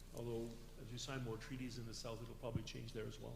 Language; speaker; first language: English; native; English